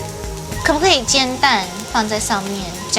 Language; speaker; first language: Chinese; early bilingual, heritage; Chinese